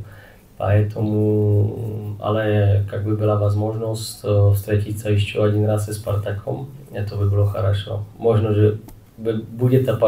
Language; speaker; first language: Russian; non-native, fluent; Czech